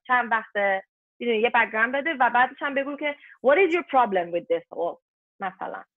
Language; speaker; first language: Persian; early bilingual, heritage; Persian